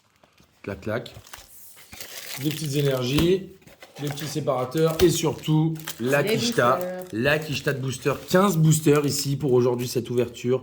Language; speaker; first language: French; native; French